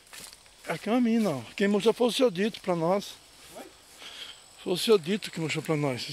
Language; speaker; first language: Portuguese; native; Portuguese